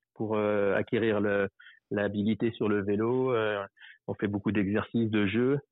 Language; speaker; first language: French; native; French